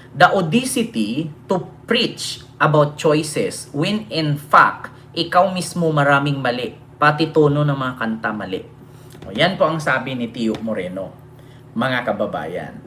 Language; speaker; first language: Filipino; non-native, local second language; Cebuano